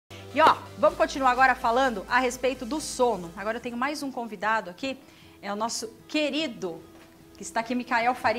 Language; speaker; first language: Portuguese; native; Portuguese